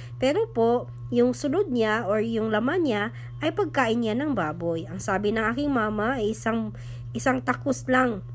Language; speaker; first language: Filipino; non-native, local second language; Cebuano